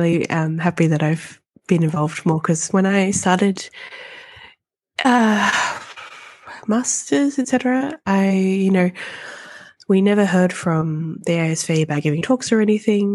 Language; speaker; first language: English; native; English